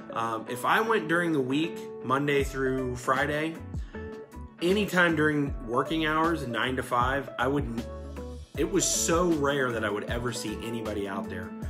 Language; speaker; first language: English; native; English